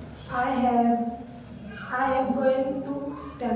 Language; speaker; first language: English; non-native, learner; Hindi